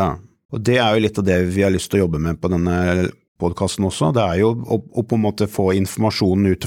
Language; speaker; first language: Norwegian; native; Norwegian